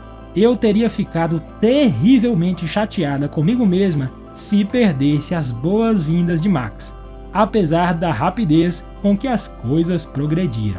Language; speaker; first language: Portuguese; native; Portuguese